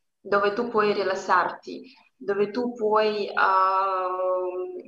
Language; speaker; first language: Italian; non-native, learner; Russian